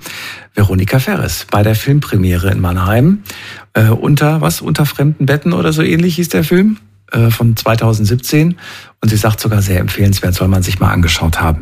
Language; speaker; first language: German; native; German